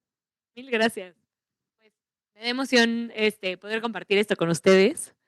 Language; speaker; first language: Spanish; native; Spanish